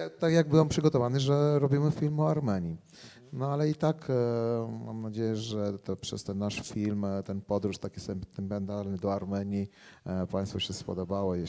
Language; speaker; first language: Polish; non-native, fluent; Armenian